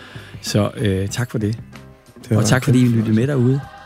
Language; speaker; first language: Danish; native; Danish